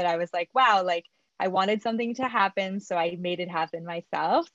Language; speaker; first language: English; non-native, fluent; French